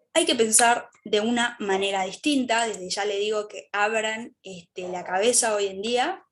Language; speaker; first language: Spanish; native; Spanish